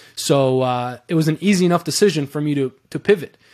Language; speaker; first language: English; early bilingual, other home language; Persian